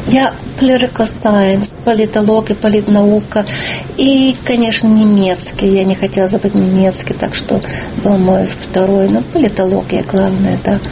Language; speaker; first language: Russian; early bilingual, heritage; Russian